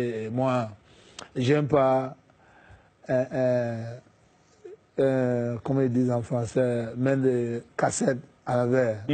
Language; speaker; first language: French; non-native, fluent; English